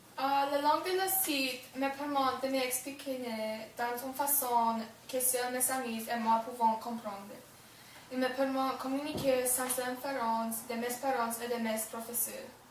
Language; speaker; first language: French; non-native, learner; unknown